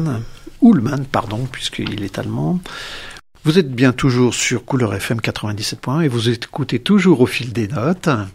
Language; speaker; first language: French; native; French